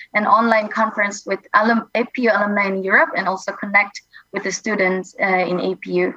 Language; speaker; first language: English; non-native, fluent; Indonesian